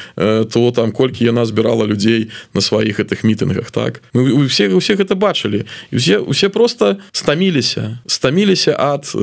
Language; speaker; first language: Belarusian; native; Belarusian